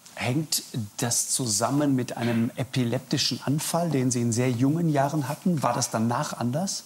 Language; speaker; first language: German; native; German